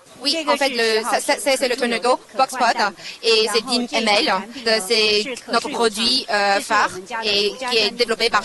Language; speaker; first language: French; non-native, fluent; Chinese